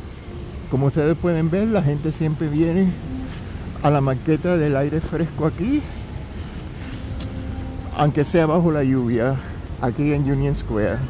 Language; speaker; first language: Spanish; early bilingual, heritage; Spanish